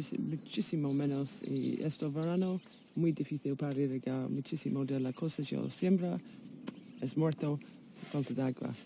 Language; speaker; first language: Spanish; non-native, learner; English